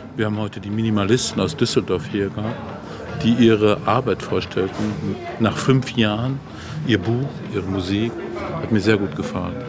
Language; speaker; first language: German; native; German